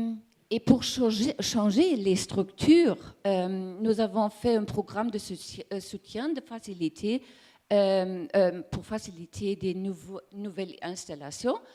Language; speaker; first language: French; non-native, learner; German